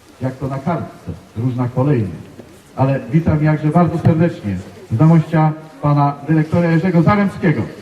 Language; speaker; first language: Polish; native; Polish